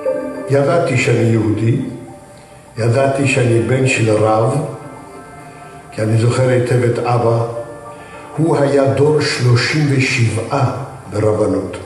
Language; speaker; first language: Hebrew; early bilingual, other home language; Yiddish